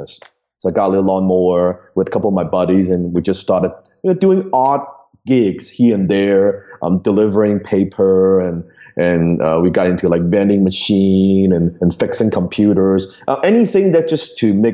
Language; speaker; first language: English; non-native, local second language; Cantonese